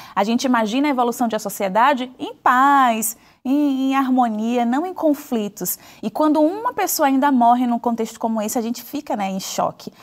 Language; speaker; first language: Portuguese; native; Portuguese